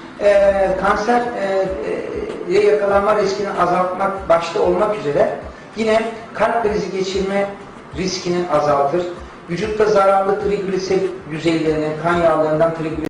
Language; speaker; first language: Turkish; native; Turkish